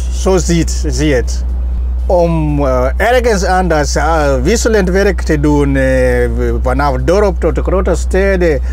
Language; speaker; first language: Dutch; non-native, fluent; Swahili